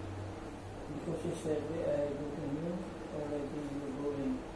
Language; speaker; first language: English; non-native, learner; Filipino